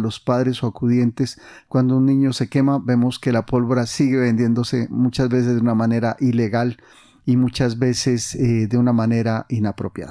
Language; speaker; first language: Spanish; native; Spanish